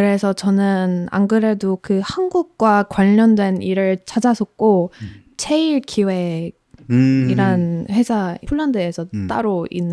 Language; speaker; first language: Korean; non-native, fluent; Polish